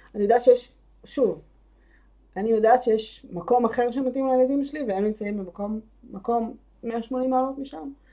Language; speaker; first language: Hebrew; native; Hebrew